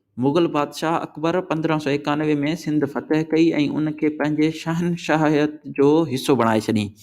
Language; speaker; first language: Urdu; non-native, local second language; Sindhi